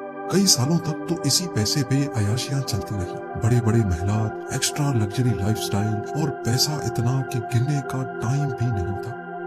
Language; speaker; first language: Urdu; native; Urdu